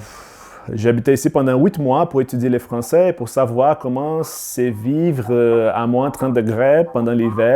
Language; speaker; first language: French; non-native, learner; Portuguese